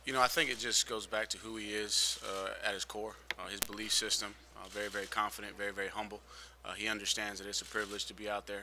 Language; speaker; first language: English; native; English